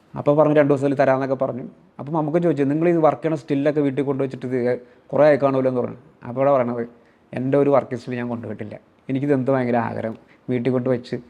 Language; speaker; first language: Malayalam; native; Malayalam